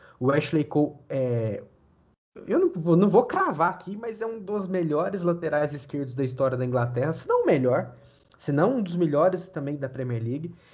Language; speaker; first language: Portuguese; native; Portuguese